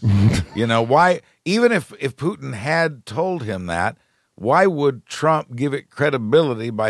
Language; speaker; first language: English; native; English